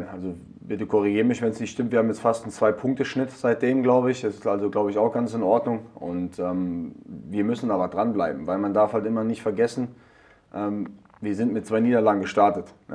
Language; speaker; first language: German; native; German